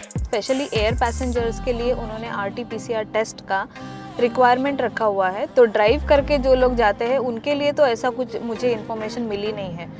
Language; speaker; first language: Hindi; native; Hindi